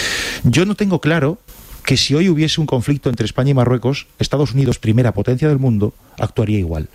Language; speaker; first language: Spanish; native; Spanish